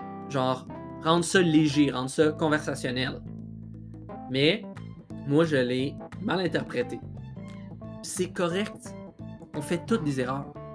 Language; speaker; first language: French; native; French